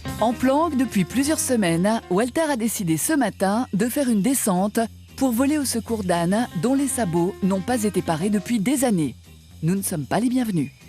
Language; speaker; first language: French; native; French